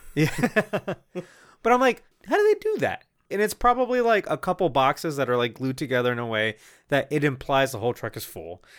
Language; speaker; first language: English; non-native, fluent; Spanish